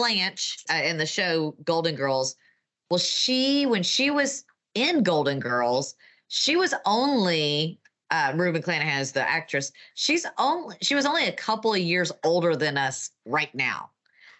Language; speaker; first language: English; native; English